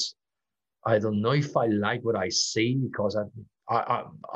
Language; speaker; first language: English; non-native, fluent; Spanish